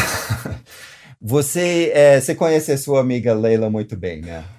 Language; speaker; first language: Portuguese; non-native, fluent; English